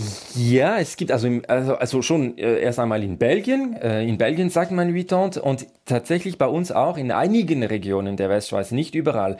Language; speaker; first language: German; non-native, local second language; French